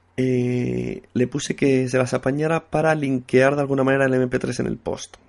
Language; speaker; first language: Spanish; native; Spanish